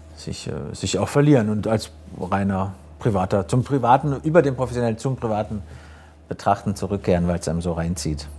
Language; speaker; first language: German; native; German